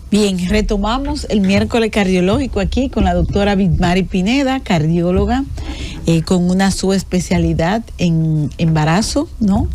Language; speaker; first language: Spanish; native; Spanish